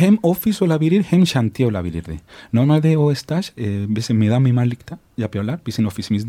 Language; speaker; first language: Turkish; non-native, fluent; Spanish